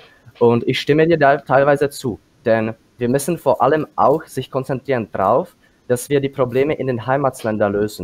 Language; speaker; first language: German; non-native, fluent; Czech